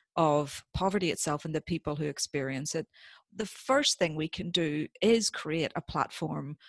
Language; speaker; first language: English; native; English